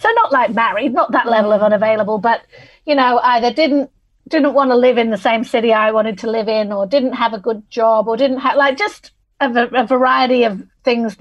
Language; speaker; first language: English; native; English